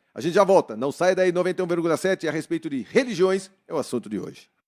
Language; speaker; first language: Portuguese; native; Portuguese